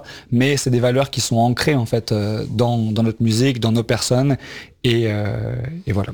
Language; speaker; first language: French; native; French